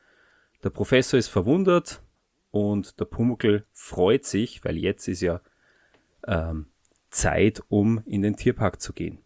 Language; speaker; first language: German; native; German